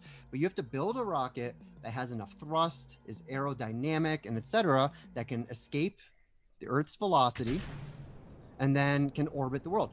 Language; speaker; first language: English; native; English